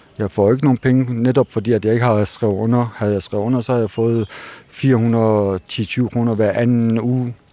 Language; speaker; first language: Danish; early bilingual, other home language; Kurdish